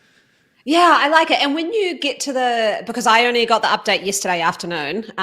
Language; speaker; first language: English; native; English